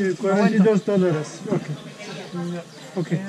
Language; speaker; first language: Spanish; non-native, learner; Turkish